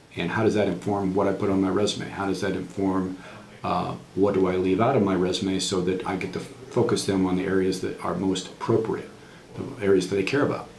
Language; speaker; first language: English; native; English